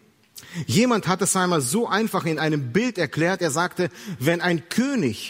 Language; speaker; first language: German; native; German